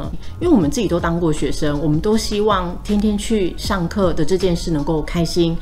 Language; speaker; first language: Chinese; native; Chinese